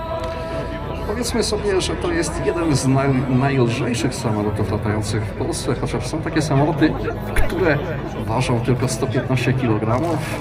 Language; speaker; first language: Polish; native; Polish